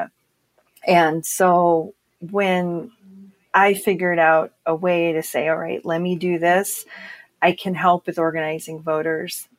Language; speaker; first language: English; native; English